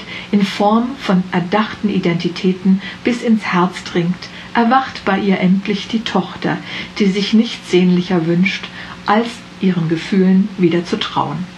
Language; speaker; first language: German; native; German